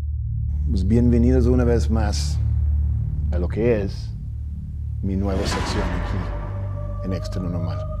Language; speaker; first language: Spanish; early bilingual, heritage; English